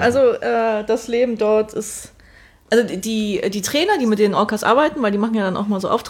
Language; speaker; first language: German; native; German